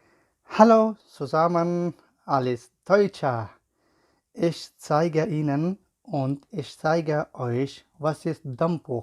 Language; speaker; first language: German; non-native, learner; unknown